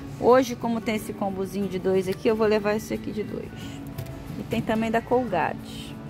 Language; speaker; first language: Portuguese; native; Portuguese